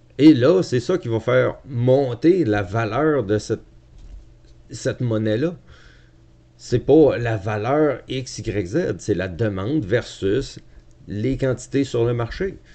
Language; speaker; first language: French; native; French